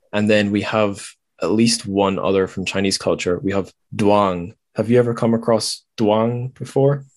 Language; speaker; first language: English; native; English